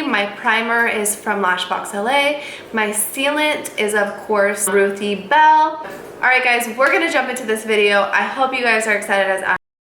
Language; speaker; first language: English; native; English